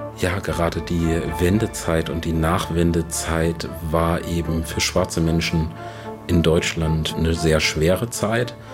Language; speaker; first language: German; native; German